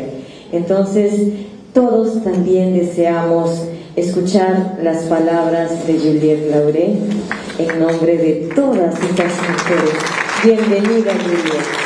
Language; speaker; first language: Spanish; native; Spanish